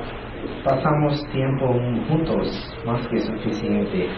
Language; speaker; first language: Spanish; non-native, learner; English